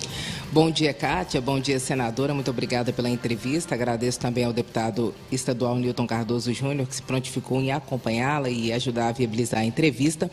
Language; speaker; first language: Portuguese; native; Portuguese